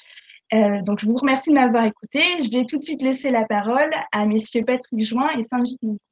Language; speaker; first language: French; native; French